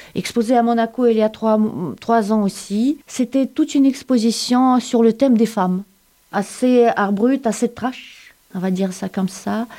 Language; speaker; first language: French; non-native, fluent; Russian